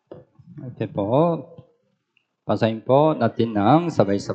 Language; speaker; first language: Filipino; non-native, learner; Korean